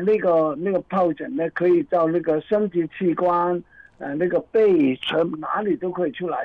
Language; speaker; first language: Chinese; native; Chinese